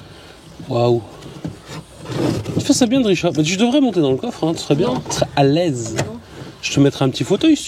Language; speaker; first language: French; native; French